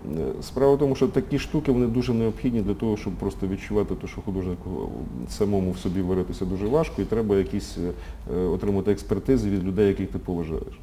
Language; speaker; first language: Ukrainian; native; Ukrainian